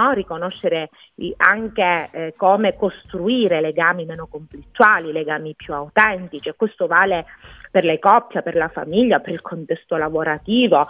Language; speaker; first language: Italian; native; Italian